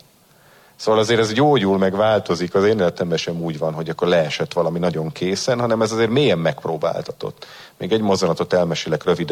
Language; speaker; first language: Hungarian; native; Hungarian